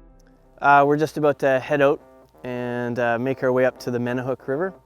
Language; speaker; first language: English; native; English